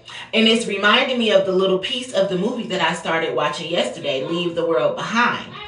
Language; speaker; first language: English; native; English